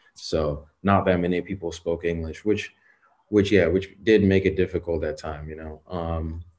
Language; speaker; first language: English; native; English